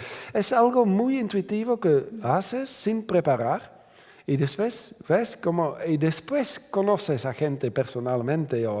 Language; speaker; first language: Spanish; non-native, fluent; Dutch